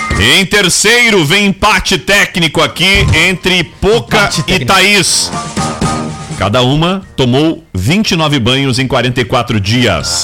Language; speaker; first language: Portuguese; native; Portuguese